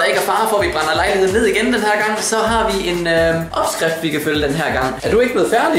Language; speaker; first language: Danish; native; Danish